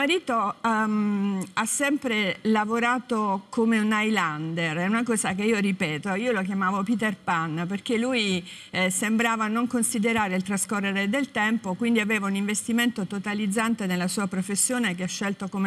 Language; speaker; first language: Italian; native; Italian